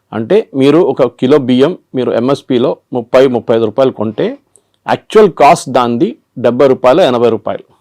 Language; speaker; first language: Telugu; non-native, local second language; Malayalam